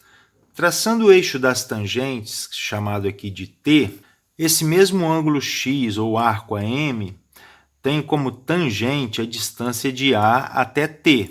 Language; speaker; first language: Portuguese; native; Portuguese